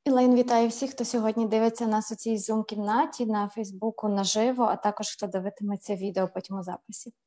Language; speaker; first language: Ukrainian; native; Ukrainian